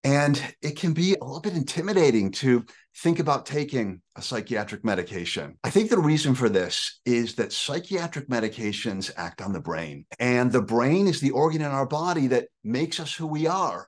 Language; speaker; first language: English; native; English